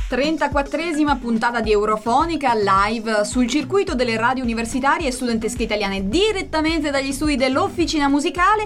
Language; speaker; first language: Italian; native; Italian